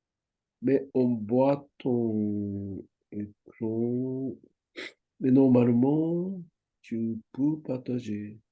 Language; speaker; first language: French; non-native, fluent; Japanese